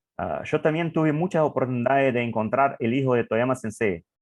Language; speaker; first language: Spanish; non-native, learner; English